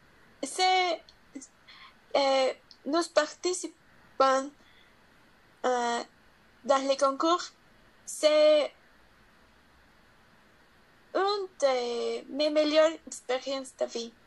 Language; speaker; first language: French; non-native, learner; Spanish